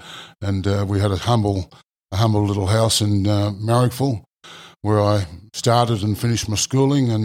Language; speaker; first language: English; native; English